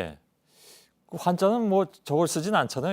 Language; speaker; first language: Korean; native; Korean